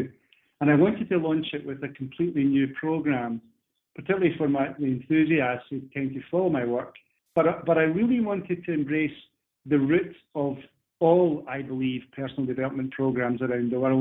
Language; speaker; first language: English; native; English